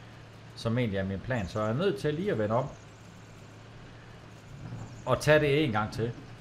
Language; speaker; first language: Danish; native; Danish